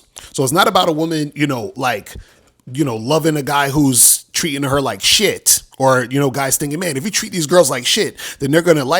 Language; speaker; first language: English; native; English